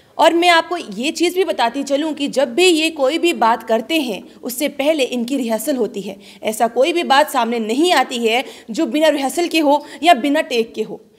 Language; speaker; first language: Hindi; native; Hindi